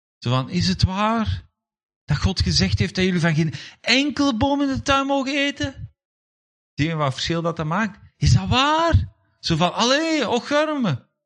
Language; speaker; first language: Dutch; native; Dutch